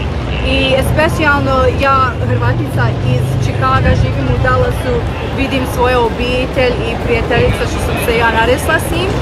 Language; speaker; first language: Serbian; early bilingual, heritage; Croatian